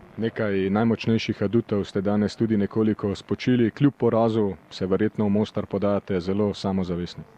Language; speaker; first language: Slovenian; native; Slovenian